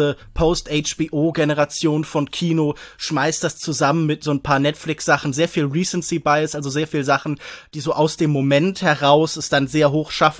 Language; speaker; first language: German; native; German